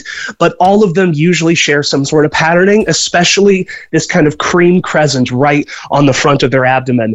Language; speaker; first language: English; native; English